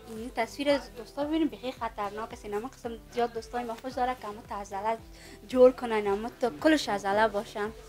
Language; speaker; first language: Persian; native; Persian